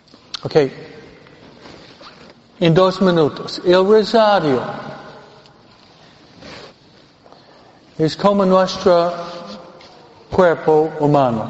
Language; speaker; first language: Spanish; non-native, fluent; English